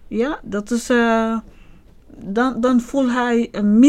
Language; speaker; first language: Dutch; non-native, learner; Arabic